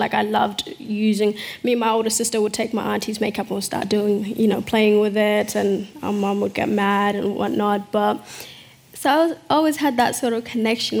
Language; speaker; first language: English; early bilingual, other home language; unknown